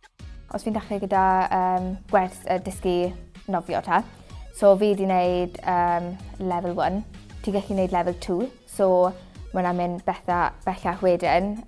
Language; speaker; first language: Welsh; native; Welsh